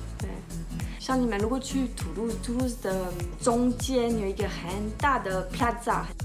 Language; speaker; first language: Chinese; non-native, fluent; French